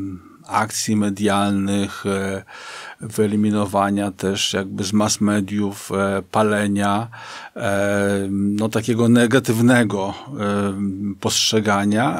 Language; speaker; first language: Polish; native; Polish